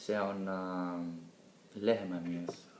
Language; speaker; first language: Finnish; non-native, learner; Somali